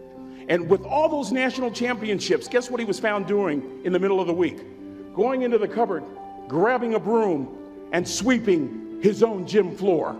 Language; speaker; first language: English; native; English